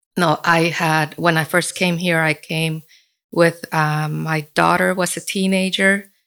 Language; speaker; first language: English; early bilingual, other home language; Spanish